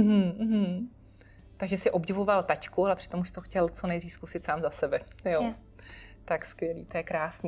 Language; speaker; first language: Czech; native; Czech